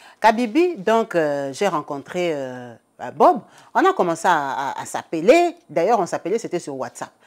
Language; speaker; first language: French; non-native, local second language; Lingala